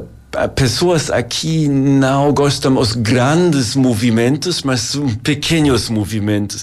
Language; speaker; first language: Portuguese; non-native, learner; German